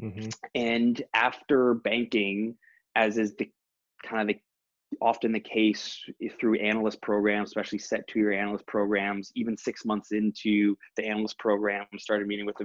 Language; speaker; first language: English; native; English